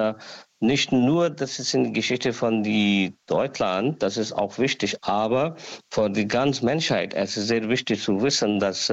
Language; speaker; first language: German; non-native, learner; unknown